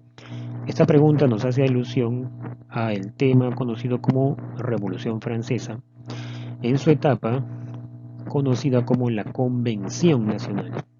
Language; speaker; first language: Spanish; native; Spanish